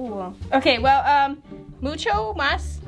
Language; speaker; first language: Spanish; non-native, learner; English